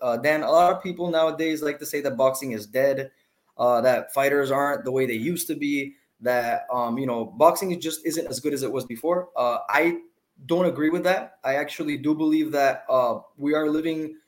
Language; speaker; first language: English; non-native, fluent; Spanish